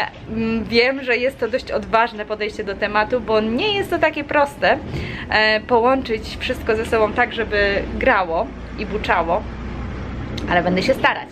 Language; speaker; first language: Polish; native; Polish